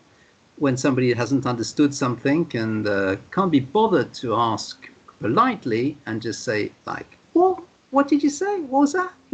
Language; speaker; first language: English; non-native, fluent; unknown